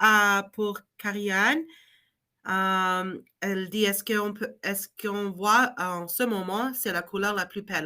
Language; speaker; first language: French; non-native, learner; English